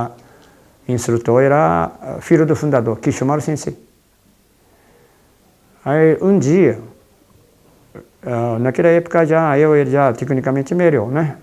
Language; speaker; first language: Portuguese; non-native, fluent; Japanese